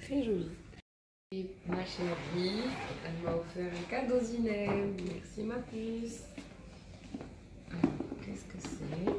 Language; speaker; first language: French; non-native, local second language; Arabic